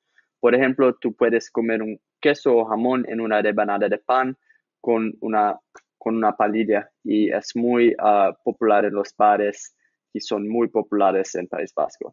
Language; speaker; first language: Spanish; non-native, learner; English